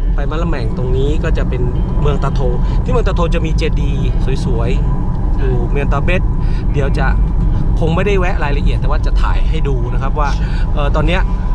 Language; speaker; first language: Thai; native; Thai